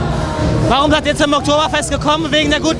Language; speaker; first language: German; native; German